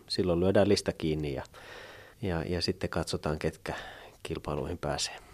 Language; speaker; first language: Finnish; native; Finnish